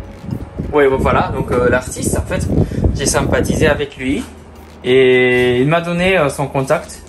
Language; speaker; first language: French; non-native, fluent; Japanese